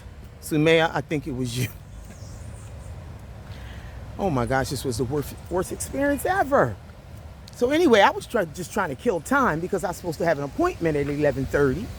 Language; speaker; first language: English; native; English